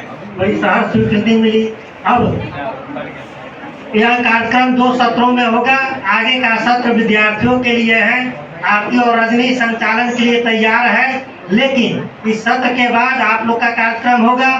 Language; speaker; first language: Hindi; native; Hindi